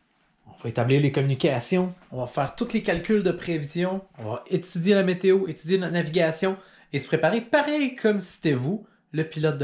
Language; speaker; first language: French; native; French